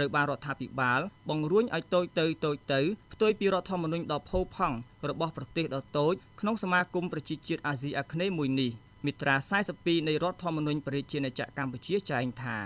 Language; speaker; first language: Khmer; native; Khmer